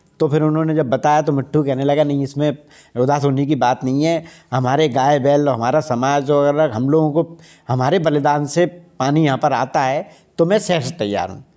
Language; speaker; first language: Hindi; native; Hindi